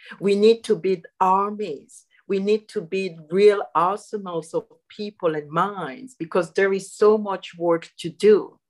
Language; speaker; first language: English; non-native, fluent; Arabic